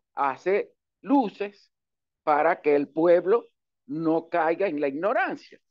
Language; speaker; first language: Spanish; native; Spanish